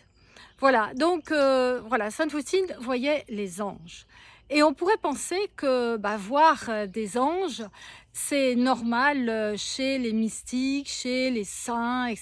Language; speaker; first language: French; native; French